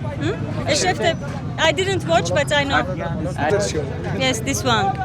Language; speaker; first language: English; non-native, learner; Turkish